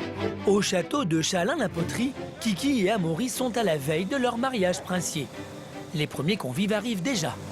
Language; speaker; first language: French; native; French